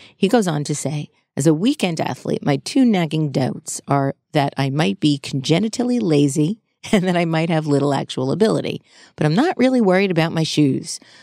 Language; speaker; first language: English; native; English